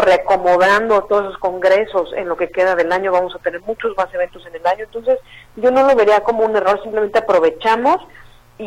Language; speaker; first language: Spanish; native; Spanish